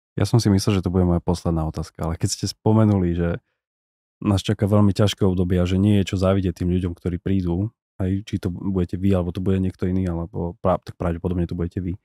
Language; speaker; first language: Slovak; native; Slovak